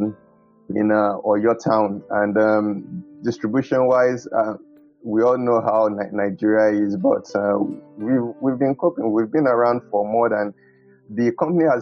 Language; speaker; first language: English; non-native, local second language; Yoruba